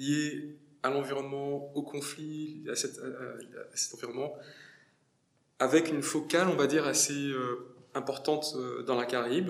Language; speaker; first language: French; native; French